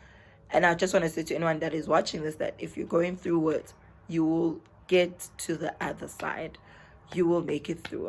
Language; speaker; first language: English; non-native, local second language; Zulu